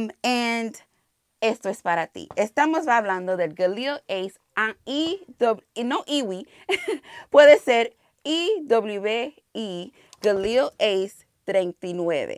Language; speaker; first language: Spanish; non-native, learner; English